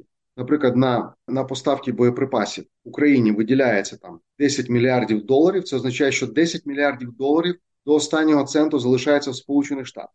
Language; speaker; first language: Ukrainian; native; Ukrainian